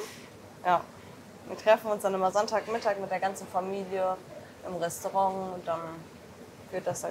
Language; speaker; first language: German; native; German